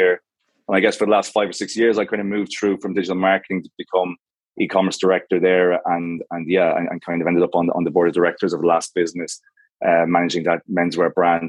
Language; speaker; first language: English; native; English